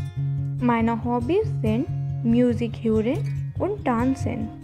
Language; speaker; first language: German; non-native, learner; Hindi